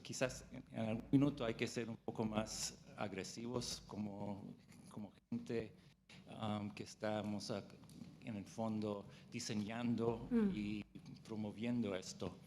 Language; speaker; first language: Spanish; non-native, fluent; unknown